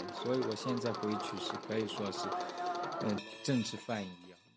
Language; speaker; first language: Chinese; non-native, local second language; Tibetan